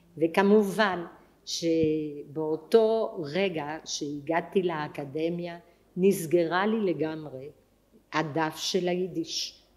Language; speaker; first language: Hebrew; non-native, fluent; French